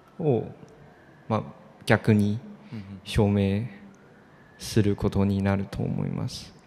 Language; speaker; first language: Japanese; non-native, fluent; Chinese